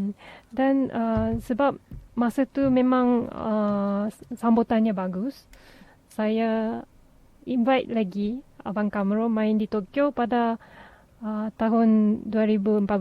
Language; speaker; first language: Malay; non-native, fluent; Japanese